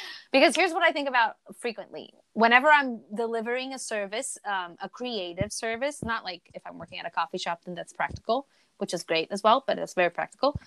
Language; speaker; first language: English; non-native, fluent; Portuguese